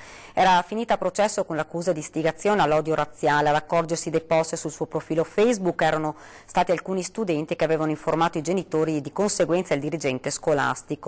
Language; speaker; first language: Italian; native; Italian